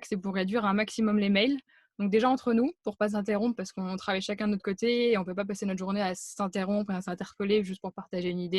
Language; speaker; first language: French; native; French